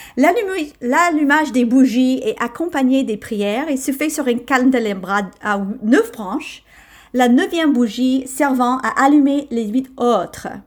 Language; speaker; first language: French; non-native, fluent; English